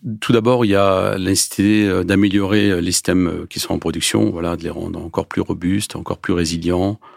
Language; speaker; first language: French; early bilingual, other home language; Turkish